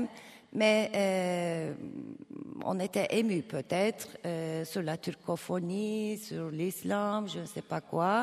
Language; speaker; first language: French; non-native, fluent; Turkish